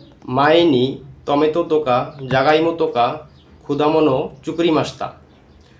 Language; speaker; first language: Japanese; non-native, learner; Bangla